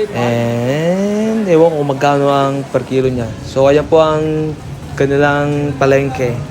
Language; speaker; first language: Filipino; early bilingual, heritage; Filipino